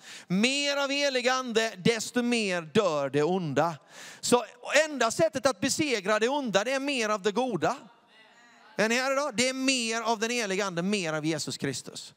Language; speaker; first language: Swedish; native; Swedish